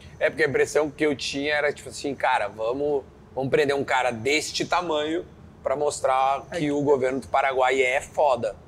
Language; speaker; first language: Portuguese; native; Portuguese